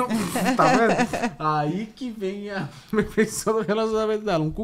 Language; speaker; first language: Portuguese; native; Portuguese